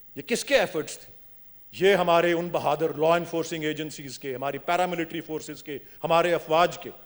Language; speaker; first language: Urdu; native; Urdu